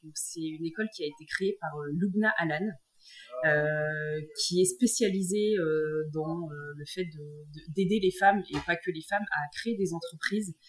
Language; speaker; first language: French; native; French